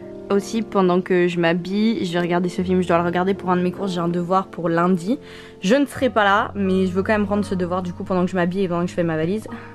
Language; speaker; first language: French; native; French